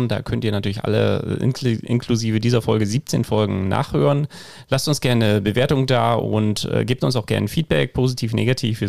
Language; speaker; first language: German; native; German